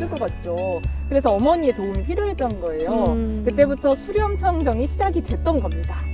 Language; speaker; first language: Korean; native; Korean